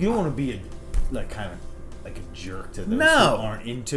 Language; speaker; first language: English; native; English